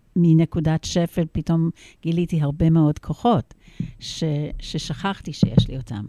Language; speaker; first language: Hebrew; non-native, fluent; English